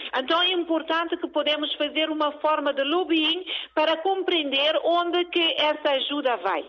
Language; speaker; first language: Portuguese; early bilingual, heritage; Portuguese